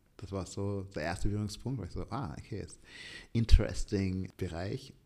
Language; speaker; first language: German; early bilingual, other home language; Swahili